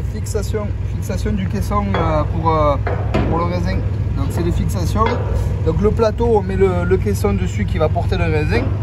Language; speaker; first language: French; native; French